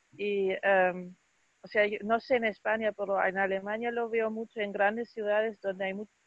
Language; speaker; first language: Spanish; non-native, fluent; German